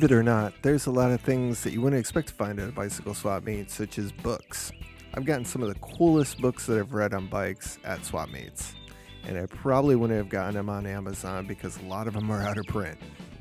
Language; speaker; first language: English; native; English